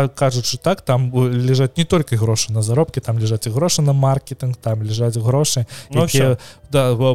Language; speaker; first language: Belarusian; non-native, local second language; Russian